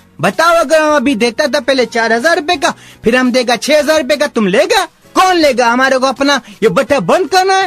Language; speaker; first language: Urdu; non-native, local second language; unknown